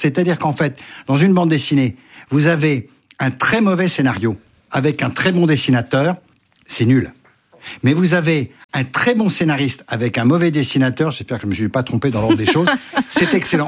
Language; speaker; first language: French; native; French